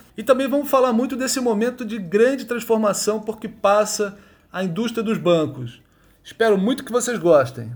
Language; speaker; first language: Portuguese; native; Portuguese